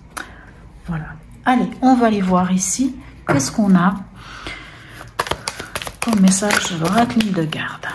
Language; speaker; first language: French; native; French